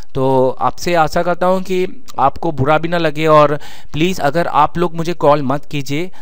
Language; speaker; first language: Hindi; native; Hindi